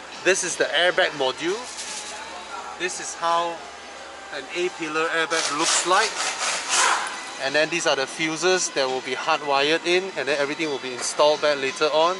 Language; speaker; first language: English; non-native, local second language; Chinese